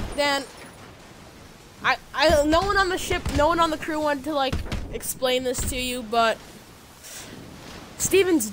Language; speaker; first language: English; native; English